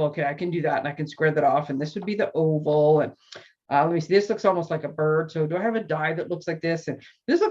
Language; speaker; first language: English; native; English